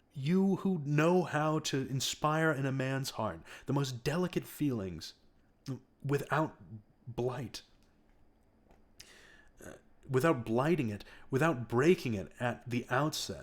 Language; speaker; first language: English; native; English